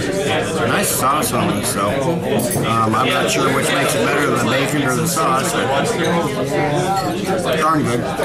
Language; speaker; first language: English; native; English